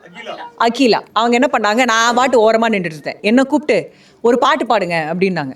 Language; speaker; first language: Tamil; native; Tamil